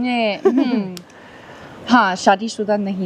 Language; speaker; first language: Hindi; non-native, learner; English